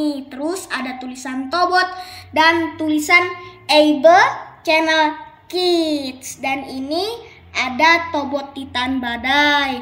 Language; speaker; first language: Indonesian; native; Indonesian